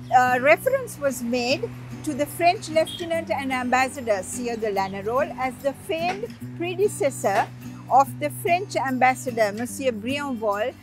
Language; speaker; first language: English; non-native, local second language; Sinhala